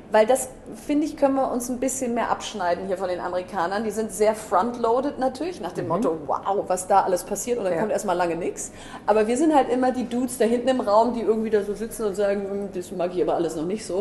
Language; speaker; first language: German; native; German